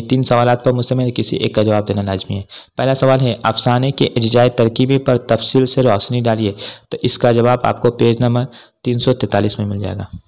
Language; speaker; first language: Urdu; native; Urdu